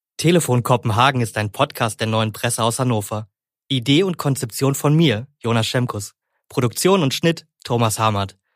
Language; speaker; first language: German; native; German